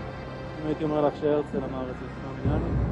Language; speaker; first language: Hebrew; native; Hebrew